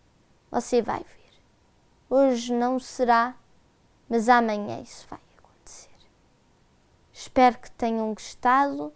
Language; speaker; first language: Portuguese; early bilingual, heritage; Portuguese